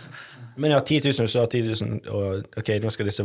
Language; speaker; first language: Norwegian; native; Norwegian